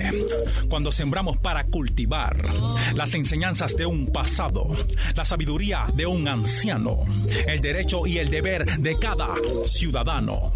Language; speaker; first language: Spanish; native; Spanish